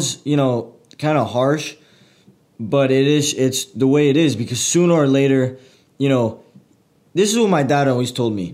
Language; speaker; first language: English; native; English